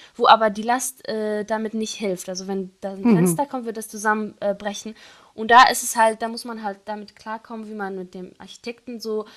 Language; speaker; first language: German; non-native, fluent; Arabic